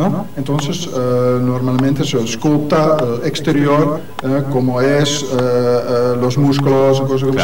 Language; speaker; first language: Spanish; non-native, learner; Dutch